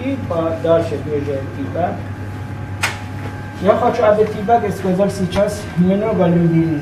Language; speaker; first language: Russian; non-native, learner; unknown